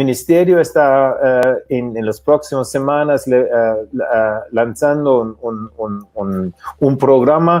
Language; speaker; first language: Spanish; non-native, fluent; German